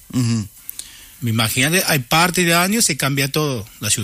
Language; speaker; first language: Spanish; non-native, learner; Chinese